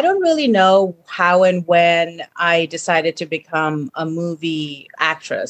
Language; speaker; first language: English; non-native, local second language; Hindi